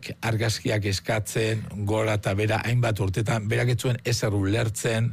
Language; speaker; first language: Basque; native; Basque